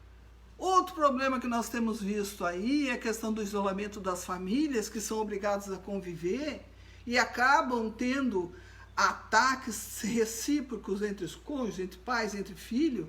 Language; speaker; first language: Portuguese; native; Portuguese